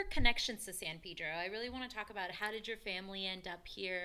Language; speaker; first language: English; early bilingual, other home language; Spanish